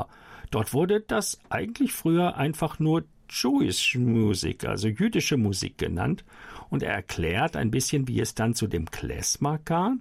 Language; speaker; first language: German; native; German